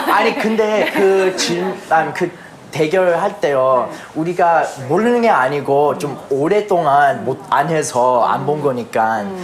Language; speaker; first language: Korean; early bilingual, heritage; English